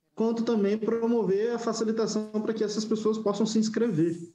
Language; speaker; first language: Portuguese; native; Portuguese